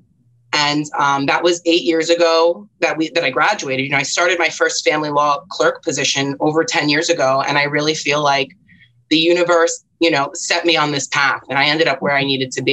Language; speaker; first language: English; native; English